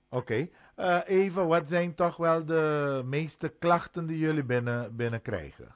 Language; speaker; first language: Dutch; non-native, local second language; Papiamento